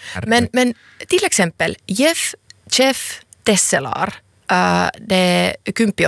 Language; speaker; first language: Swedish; non-native, local second language; Finnish